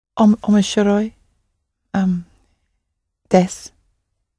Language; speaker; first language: Japanese; non-native, learner; English